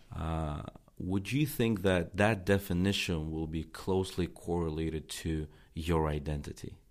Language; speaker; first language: English; non-native, fluent; Tajik